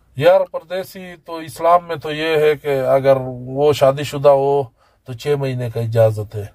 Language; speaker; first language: Urdu; non-native, local second language; Pashto